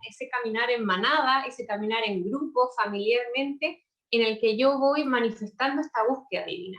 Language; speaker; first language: Spanish; native; Spanish